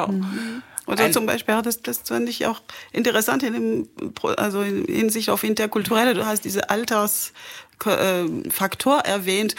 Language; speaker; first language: German; non-native, fluent; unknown